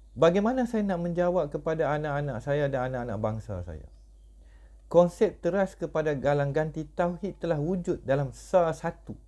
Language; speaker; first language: Malay; native; Malay